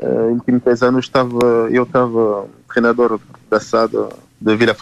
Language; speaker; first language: Portuguese; non-native, fluent; Haitian Creole